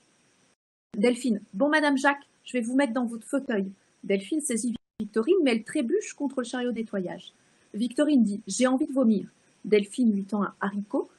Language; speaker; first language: French; native; French